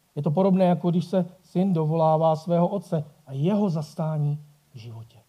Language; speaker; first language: Czech; native; Czech